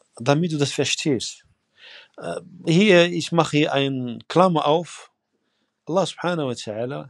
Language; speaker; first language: German; non-native, fluent; Arabic